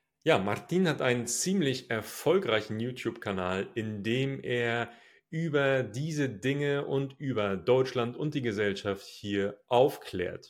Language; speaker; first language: German; native; German